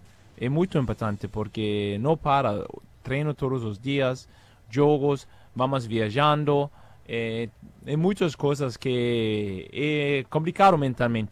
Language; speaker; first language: Portuguese; non-native, fluent; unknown